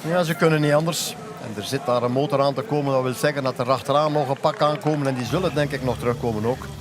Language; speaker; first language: Dutch; native; Dutch